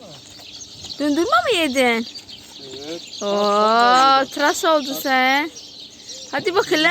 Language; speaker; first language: Turkish; non-native, fluent; Indonesian